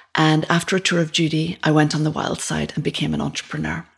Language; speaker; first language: English; native; English